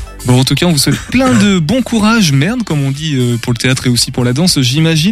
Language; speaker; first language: French; native; French